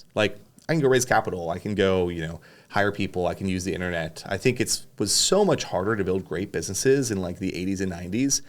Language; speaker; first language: English; native; English